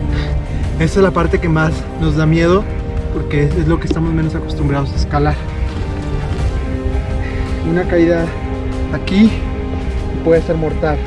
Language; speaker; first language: Spanish; native; Spanish